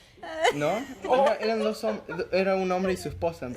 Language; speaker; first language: Spanish; early bilingual, heritage; Spanish